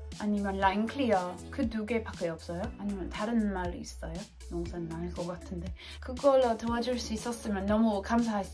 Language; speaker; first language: Korean; non-native, fluent; English